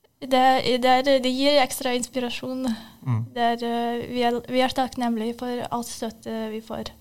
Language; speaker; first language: Norwegian; non-native, fluent; Ukrainian